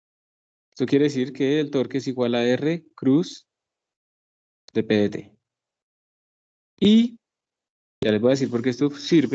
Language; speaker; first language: Spanish; native; Spanish